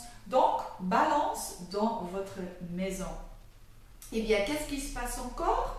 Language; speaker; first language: French; non-native, fluent; Dutch